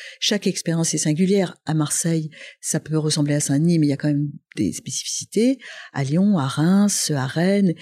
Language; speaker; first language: French; non-native, local second language; Arabic